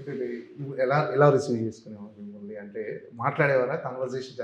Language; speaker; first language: Telugu; native; Telugu